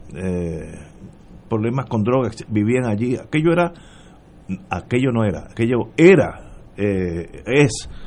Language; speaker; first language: Spanish; native; Spanish